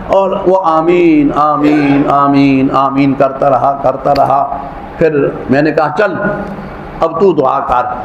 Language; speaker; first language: Urdu; non-native, local second language; Punjabi